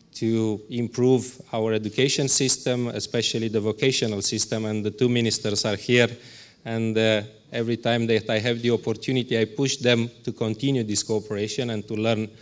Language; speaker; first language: English; non-native, fluent; Romanian